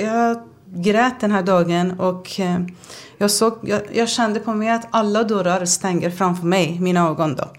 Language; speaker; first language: Swedish; non-native, fluent; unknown